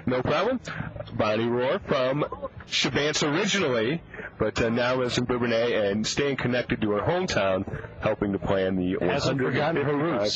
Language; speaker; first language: English; native; English